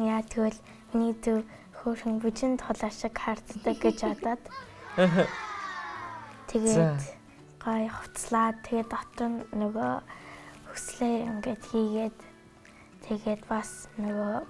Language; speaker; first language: Mongolian; early bilingual, heritage; Mongolian